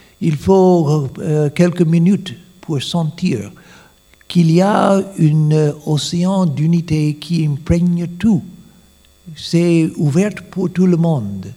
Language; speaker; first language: French; non-native, fluent; English